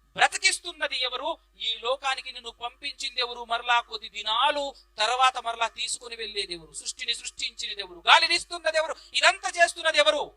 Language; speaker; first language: Telugu; native; Telugu